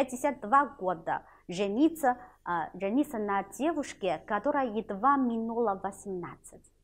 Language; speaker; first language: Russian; non-native, fluent; Chinese